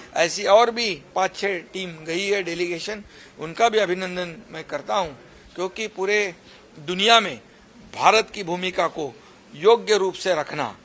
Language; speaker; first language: Hindi; non-native, local second language; Marathi